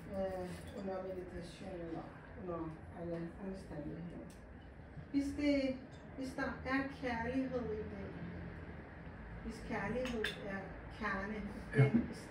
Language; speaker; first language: Danish; non-native, learner; Persian